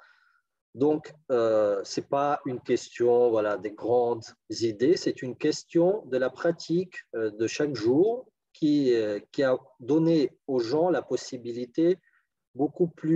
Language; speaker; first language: French; non-native, fluent; Ukrainian